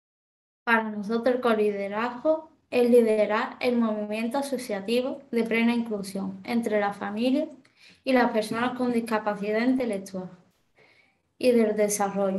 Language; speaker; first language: Spanish; native; Spanish